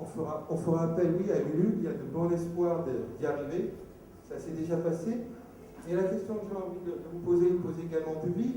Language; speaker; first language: French; native; French